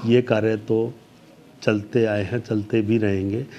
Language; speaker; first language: Hindi; native; Hindi